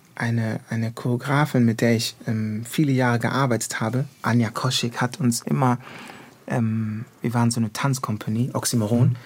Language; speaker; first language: German; native; German